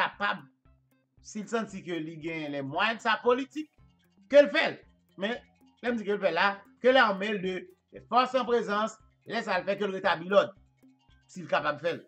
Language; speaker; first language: French; non-native, local second language; Haitian Creole